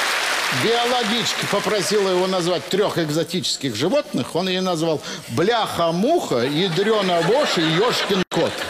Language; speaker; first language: Russian; native; Russian